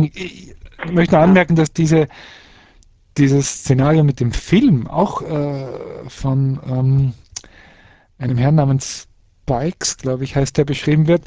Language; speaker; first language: German; early bilingual, other home language; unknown